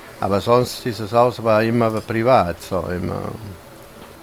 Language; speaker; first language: German; non-native, fluent; Italian